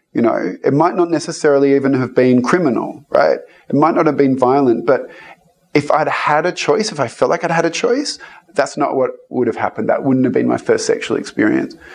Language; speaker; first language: English; native; English